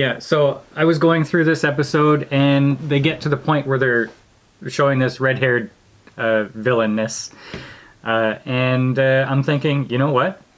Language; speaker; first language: English; native; English